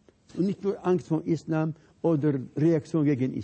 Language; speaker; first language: German; non-native, fluent; Arabic